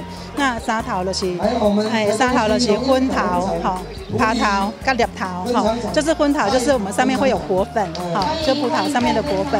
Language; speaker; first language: Chinese; non-native, local second language; Min Nan Chinese